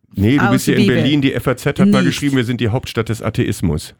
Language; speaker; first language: German; native; German